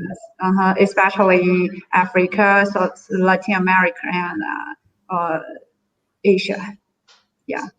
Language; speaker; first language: English; non-native, learner; Chinese